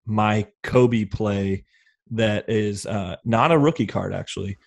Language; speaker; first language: English; native; English